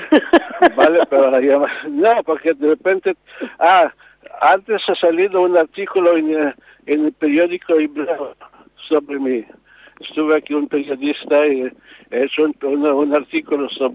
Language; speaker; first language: Spanish; non-native, learner; Hebrew